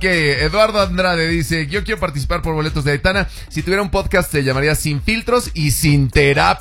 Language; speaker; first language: Spanish; native; Spanish